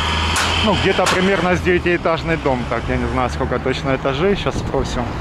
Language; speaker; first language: Russian; native; Russian